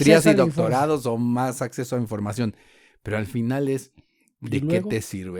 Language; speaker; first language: Spanish; native; Spanish